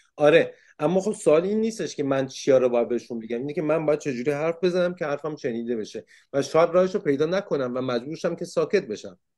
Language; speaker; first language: Persian; early bilingual, heritage; Persian